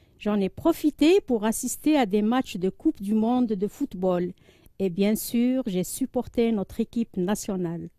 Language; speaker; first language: French; non-native, local second language; Arabic